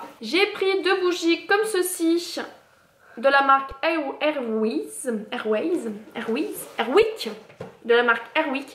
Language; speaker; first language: French; native; French